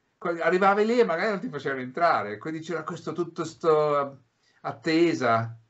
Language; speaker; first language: Italian; early bilingual, heritage; English